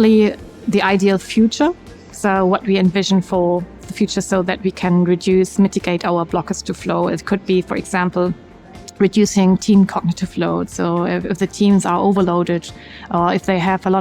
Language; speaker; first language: English; non-native, fluent; German